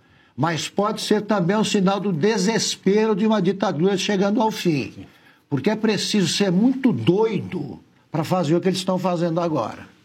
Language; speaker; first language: Portuguese; native; Portuguese